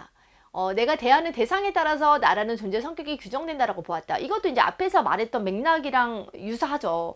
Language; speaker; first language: Korean; native; Korean